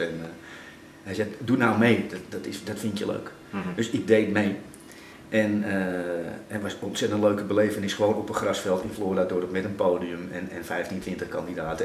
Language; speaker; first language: Dutch; native; Dutch